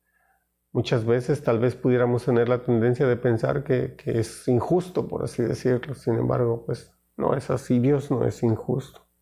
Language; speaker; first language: Spanish; native; Spanish